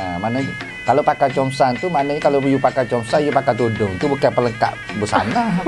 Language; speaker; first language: Malay; native; Malay